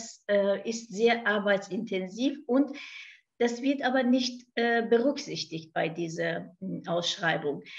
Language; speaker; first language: German; non-native, fluent; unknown